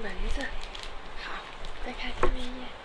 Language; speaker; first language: Chinese; native; Chinese